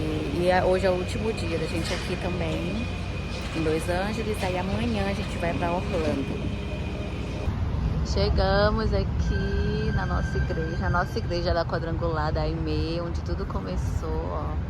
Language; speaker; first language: Portuguese; native; Portuguese